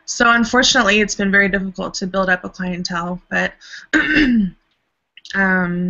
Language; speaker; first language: English; native; English